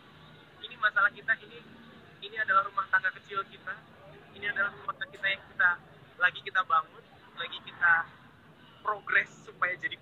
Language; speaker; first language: Indonesian; native; Indonesian